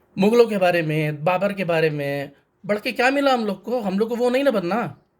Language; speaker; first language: Hindi; non-native, local second language; Tamil